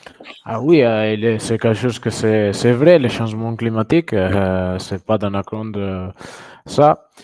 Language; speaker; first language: French; non-native, fluent; Italian